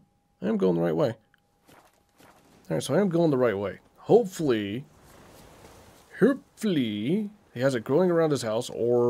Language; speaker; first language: English; native; English